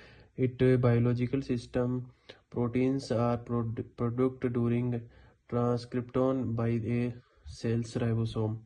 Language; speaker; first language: English; non-native, learner; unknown